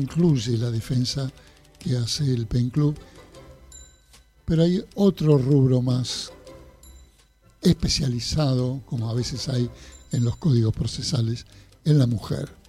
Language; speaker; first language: Spanish; native; Spanish